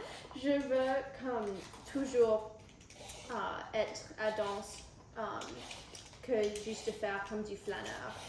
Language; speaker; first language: French; non-native, local second language; English